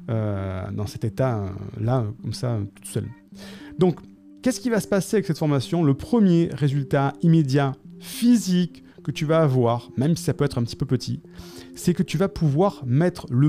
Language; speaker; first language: French; native; French